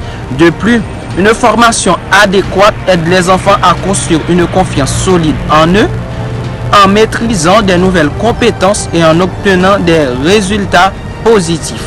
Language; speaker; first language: French; non-native, local second language; Haitian Creole